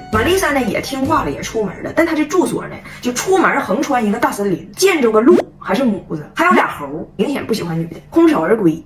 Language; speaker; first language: Chinese; native; Chinese